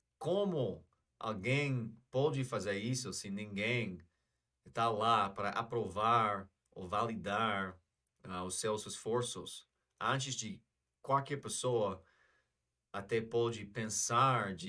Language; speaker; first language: Portuguese; non-native, fluent; English